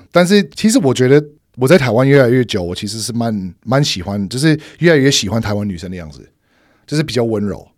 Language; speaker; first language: Chinese; non-native, fluent; English